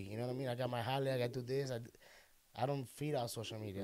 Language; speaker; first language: English; early bilingual, other home language; Spanish